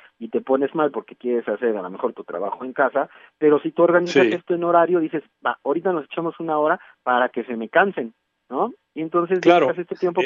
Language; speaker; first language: Spanish; native; Spanish